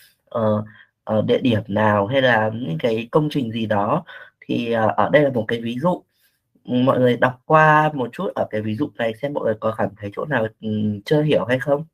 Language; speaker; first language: Vietnamese; native; Vietnamese